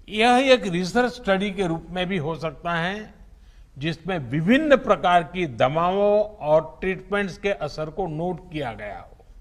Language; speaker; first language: Hindi; native; Hindi